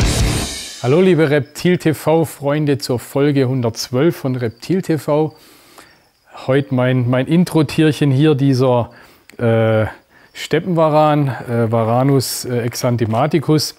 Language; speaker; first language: German; native; German